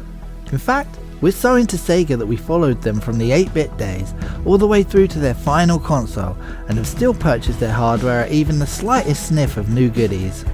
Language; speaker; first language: English; native; English